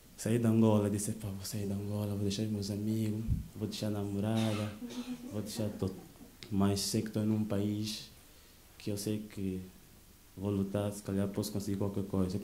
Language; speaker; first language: Portuguese; native; Portuguese